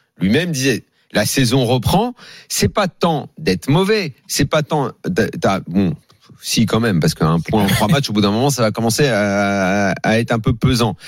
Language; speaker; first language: French; native; French